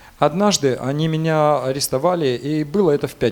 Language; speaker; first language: Russian; native; Russian